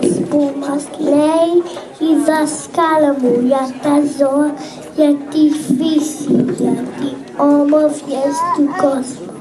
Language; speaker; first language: Greek; early bilingual, heritage; Greek